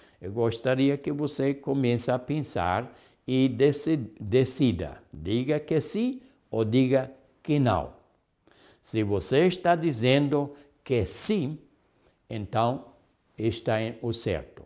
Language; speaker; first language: Portuguese; non-native, fluent; Spanish